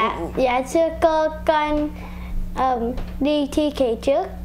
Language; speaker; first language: Vietnamese; early bilingual, heritage; Vietnamese